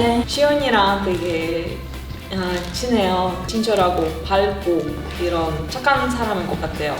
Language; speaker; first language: Korean; non-native, learner; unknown